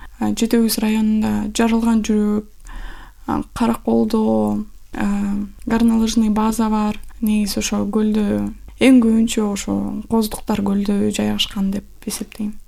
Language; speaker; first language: Kyrgyz; non-native, local second language; Russian